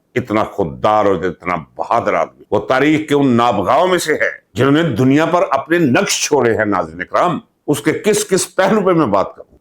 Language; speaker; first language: Urdu; non-native, local second language; Punjabi